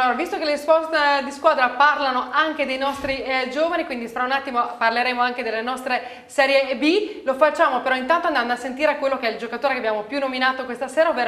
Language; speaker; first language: Italian; native; Italian